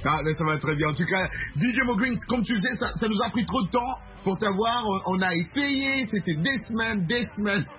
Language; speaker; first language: French; non-native, local second language; Lingala